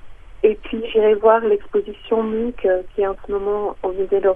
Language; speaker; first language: French; non-native, fluent; Czech